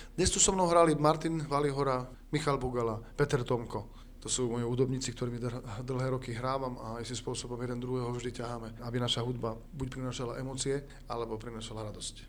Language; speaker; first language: Slovak; native; Slovak